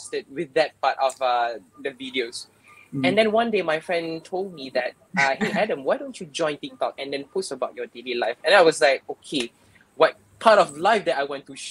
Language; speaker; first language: English; non-native, local second language; Malay